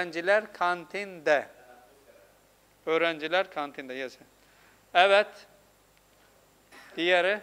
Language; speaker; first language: Turkish; non-native, fluent; Urdu